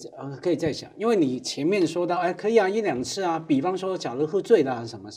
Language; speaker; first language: Chinese; native; Chinese